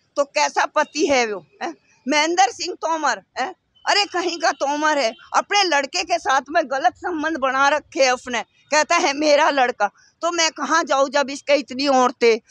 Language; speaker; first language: Hindi; native; Hindi